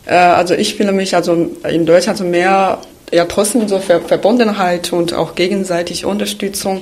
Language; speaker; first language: German; non-native, fluent; Chinese